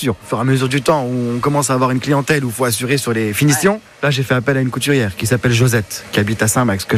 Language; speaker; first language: French; early bilingual, other home language; Arabic